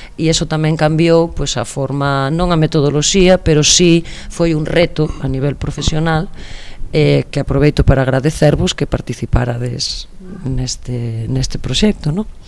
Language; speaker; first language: Galician; non-native, local second language; Spanish